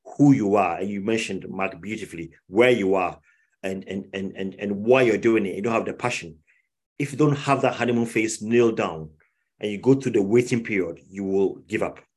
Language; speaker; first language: English; non-native, local second language; Akan